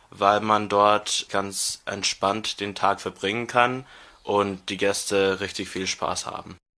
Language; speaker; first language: German; native; German